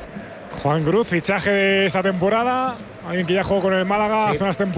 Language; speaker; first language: Spanish; native; Spanish